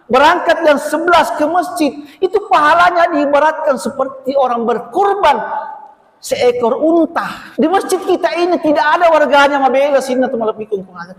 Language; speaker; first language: Malay; non-native, local second language; Buginese